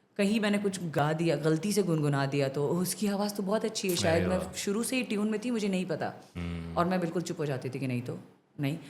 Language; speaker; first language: Urdu; non-native, local second language; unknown